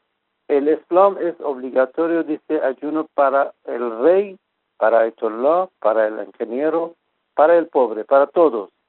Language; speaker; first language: Spanish; non-native, fluent; Persian